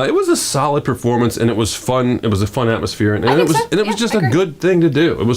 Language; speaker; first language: English; native; English